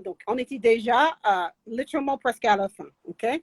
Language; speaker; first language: French; non-native, fluent; English